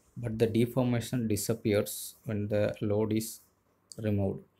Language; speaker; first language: English; non-native, local second language; Tamil